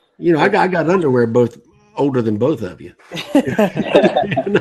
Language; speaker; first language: English; native; English